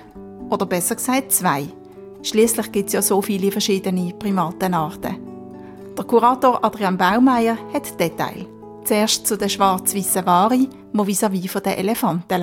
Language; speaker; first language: German; native; German